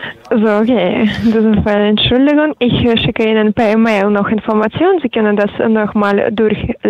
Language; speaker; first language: German; non-native, learner; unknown